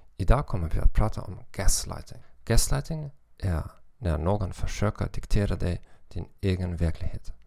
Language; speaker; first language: Swedish; non-native, fluent; German